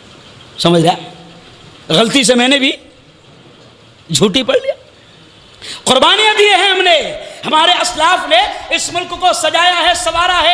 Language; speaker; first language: Urdu; native; Urdu